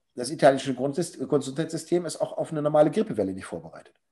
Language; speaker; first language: German; native; German